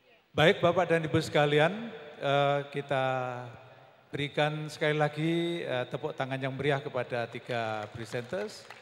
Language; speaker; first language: Indonesian; native; Indonesian